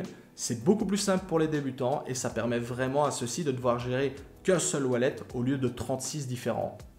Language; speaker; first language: French; native; French